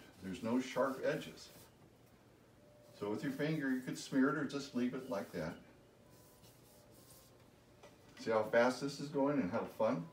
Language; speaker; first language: English; native; English